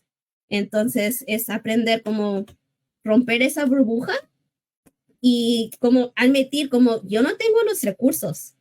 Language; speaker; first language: Spanish; early bilingual, heritage; English